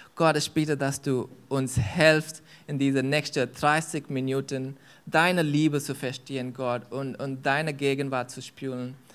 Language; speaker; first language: German; non-native, fluent; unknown